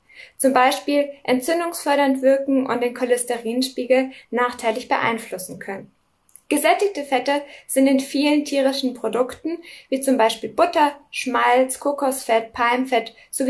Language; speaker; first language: German; native; German